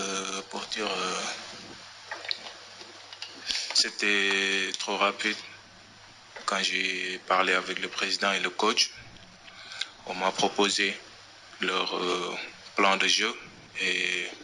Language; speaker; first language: French; non-native, local second language; Wolof